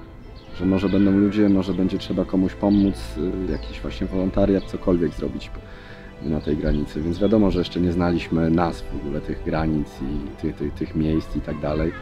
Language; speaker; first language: Polish; native; Polish